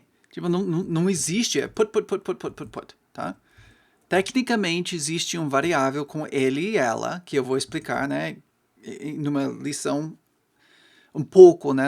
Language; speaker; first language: Portuguese; non-native, fluent; English